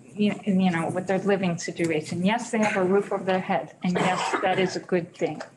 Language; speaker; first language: English; native; English